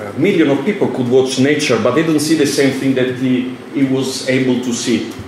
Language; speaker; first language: English; non-native, fluent; Italian